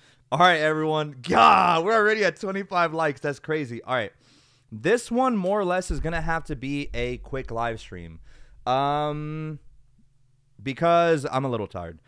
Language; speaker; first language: English; early bilingual, other home language; Spanish